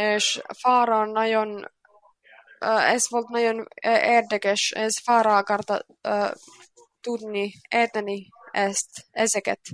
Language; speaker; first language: Hungarian; non-native, learner; Finnish